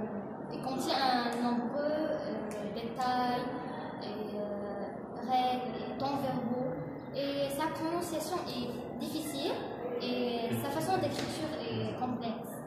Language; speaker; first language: French; non-native, local second language; Arabic